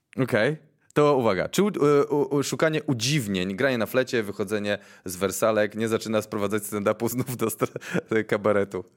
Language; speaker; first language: Polish; native; Polish